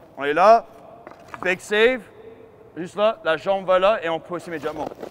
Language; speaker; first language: French; native; French